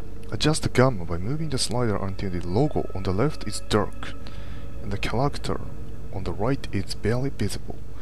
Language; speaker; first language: English; non-native, fluent; Japanese